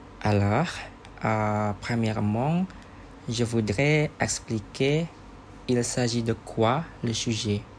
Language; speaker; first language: French; non-native, learner; Indonesian